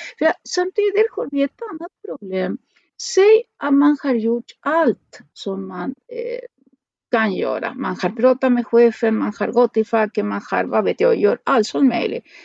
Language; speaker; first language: Swedish; non-native, fluent; Spanish